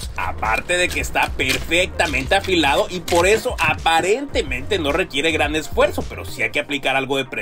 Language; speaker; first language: Spanish; native; Spanish